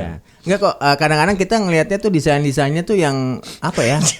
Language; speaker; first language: Indonesian; native; Indonesian